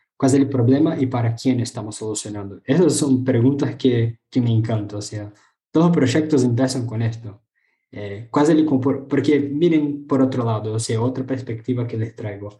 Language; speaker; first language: Spanish; non-native, fluent; Portuguese